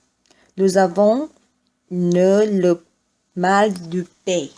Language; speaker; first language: French; non-native, learner; Vietnamese